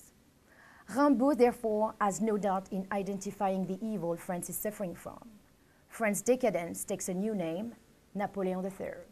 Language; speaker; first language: English; non-native, fluent; French